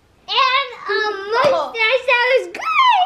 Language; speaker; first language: English; native; English